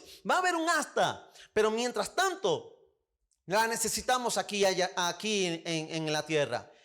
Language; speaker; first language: Spanish; native; Spanish